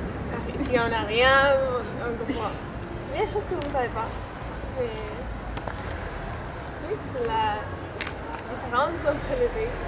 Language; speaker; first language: French; non-native, learner; Spanish